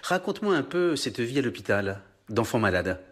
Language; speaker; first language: French; native; French